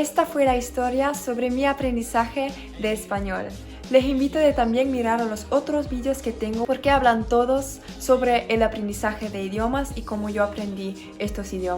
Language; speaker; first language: Spanish; non-native, fluent; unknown